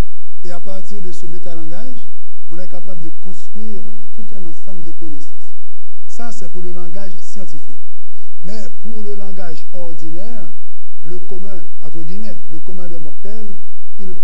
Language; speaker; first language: French; non-native, local second language; Haitian Creole